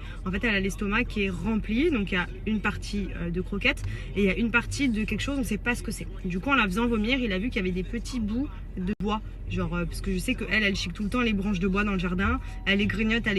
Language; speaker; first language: French; native; French